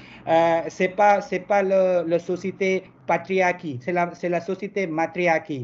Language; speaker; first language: French; non-native, learner; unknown